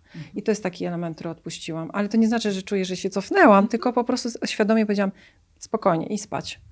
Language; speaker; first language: Polish; native; Polish